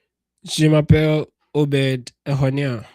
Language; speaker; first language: French; non-native, learner; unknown